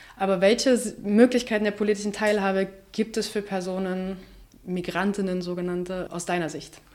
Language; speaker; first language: German; native; German